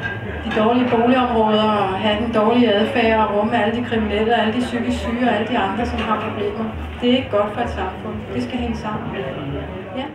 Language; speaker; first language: Danish; native; Danish